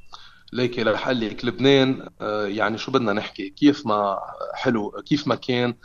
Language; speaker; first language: Arabic; native; Arabic